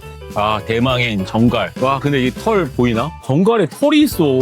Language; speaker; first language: Korean; native; Korean